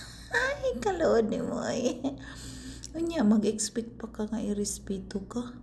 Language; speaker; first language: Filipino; non-native, local second language; Cebuano